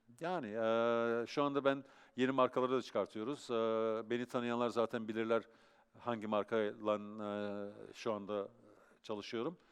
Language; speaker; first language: Turkish; early bilingual, heritage; Turkish